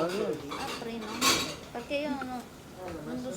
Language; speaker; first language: Italian; non-native, learner; Filipino